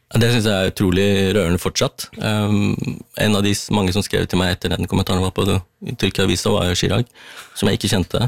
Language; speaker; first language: Norwegian; early bilingual, other home language; Tamil